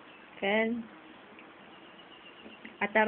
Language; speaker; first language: Hebrew; non-native, learner; Filipino